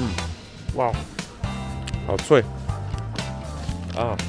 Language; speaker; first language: Chinese; early bilingual, heritage; Chinese